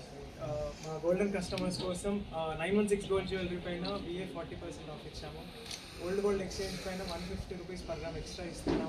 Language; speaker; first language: Telugu; native; Telugu